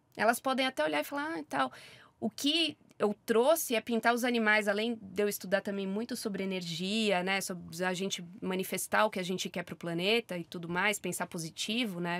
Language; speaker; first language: Portuguese; native; Portuguese